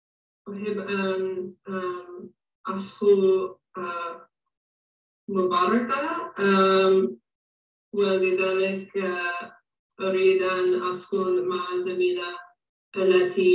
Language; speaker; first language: Arabic; non-native, learner; English